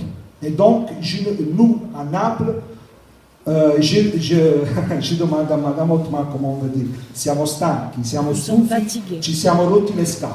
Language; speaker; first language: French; non-native, learner; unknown